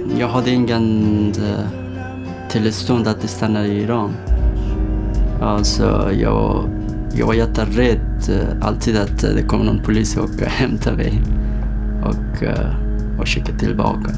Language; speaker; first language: Swedish; non-native, learner; Persian